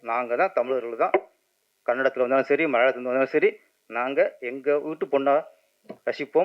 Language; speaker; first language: Tamil; native; Tamil